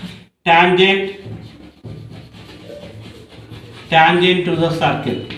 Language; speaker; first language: English; non-native, local second language; Telugu